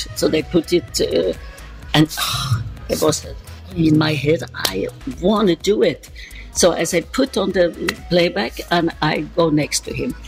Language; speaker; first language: English; non-native, learner; Norwegian